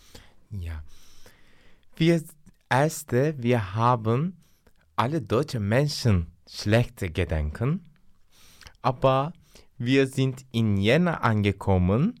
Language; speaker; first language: German; non-native, learner; Turkish